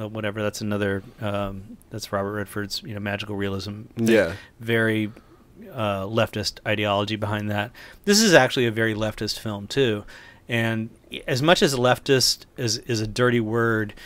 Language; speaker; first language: English; native; English